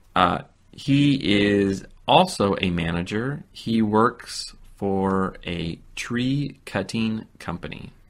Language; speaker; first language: English; native; English